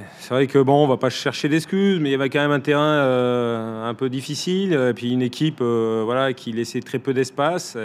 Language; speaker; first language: French; native; French